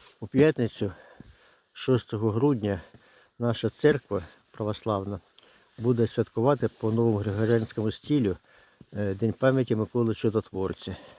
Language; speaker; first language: Ukrainian; non-native, local second language; Russian